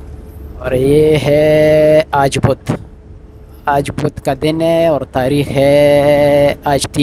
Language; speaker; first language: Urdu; non-native, local second language; Pashto